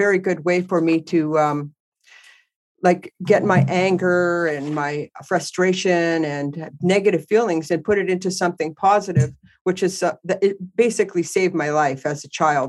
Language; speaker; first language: English; native; English